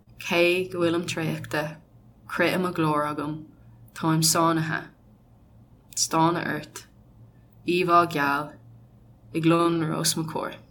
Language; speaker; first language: Irish; non-native, local second language; English